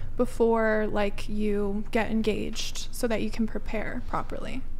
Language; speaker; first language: English; native; English